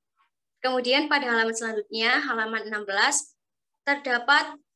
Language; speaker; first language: Indonesian; native; Indonesian